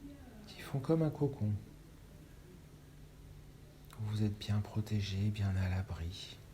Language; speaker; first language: French; native; French